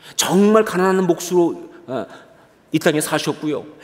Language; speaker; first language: Korean; native; Korean